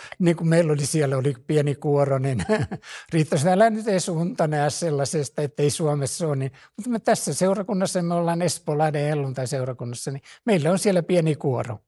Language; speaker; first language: Finnish; native; Finnish